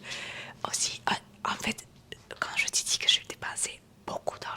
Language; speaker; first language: French; non-native, fluent; Romanian